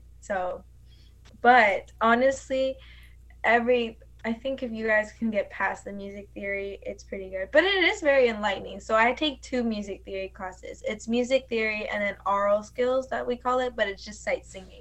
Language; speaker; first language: English; early bilingual, other home language; Spanish